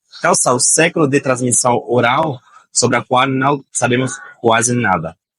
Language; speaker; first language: Portuguese; non-native, fluent; Italian